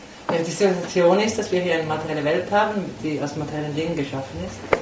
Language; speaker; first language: German; native; German